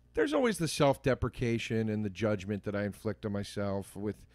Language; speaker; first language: English; native; English